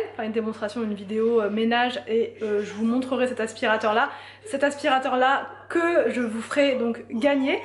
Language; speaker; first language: French; native; French